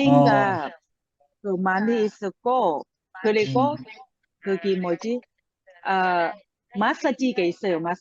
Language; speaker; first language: Korean; non-native, learner; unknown